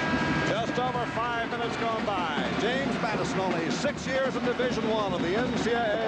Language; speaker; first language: English; native; English